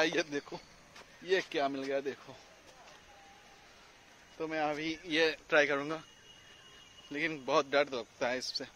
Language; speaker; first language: Hindi; non-native, local second language; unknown